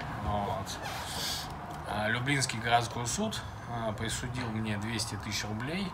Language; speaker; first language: Russian; native; Russian